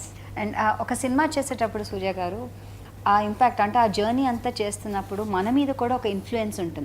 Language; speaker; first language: Telugu; native; Telugu